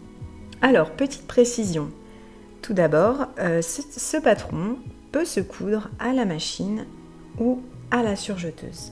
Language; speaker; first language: French; native; French